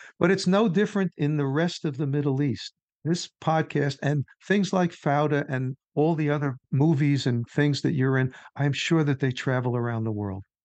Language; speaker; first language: English; native; English